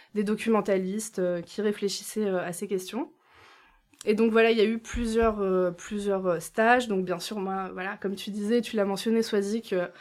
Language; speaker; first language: French; native; French